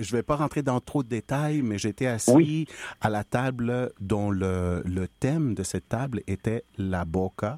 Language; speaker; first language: French; non-native, fluent; Spanish